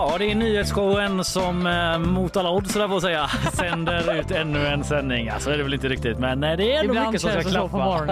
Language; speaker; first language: Swedish; native; Swedish